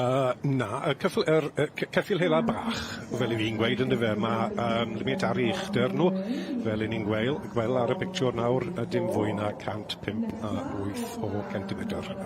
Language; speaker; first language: Welsh; native; Welsh